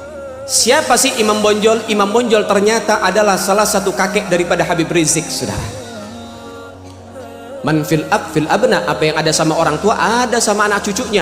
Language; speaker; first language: Indonesian; native; Indonesian